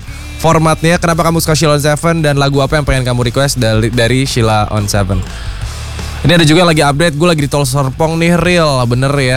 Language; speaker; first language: Indonesian; native; Indonesian